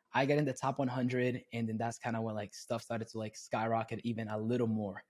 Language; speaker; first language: English; early bilingual, other home language; Spanish